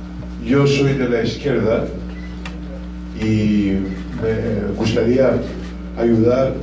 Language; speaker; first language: Spanish; non-native, fluent; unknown